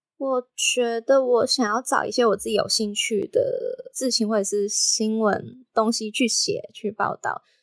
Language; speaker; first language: Chinese; non-native, local second language; Cantonese